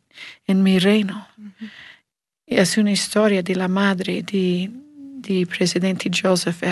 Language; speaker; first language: Spanish; non-native, learner; English